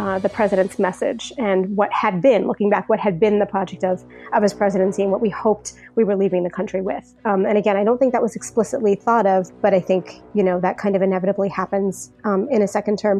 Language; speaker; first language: English; native; English